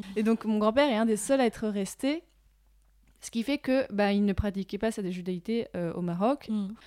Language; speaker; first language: French; native; French